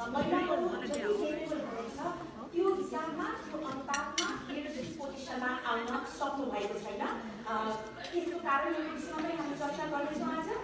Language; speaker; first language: Nepali; early bilingual, heritage; Nepali